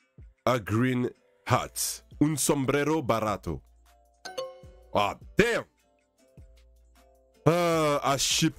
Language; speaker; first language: Spanish; non-native, learner; English